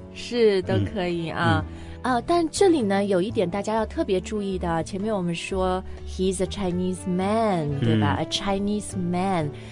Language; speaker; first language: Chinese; native; Chinese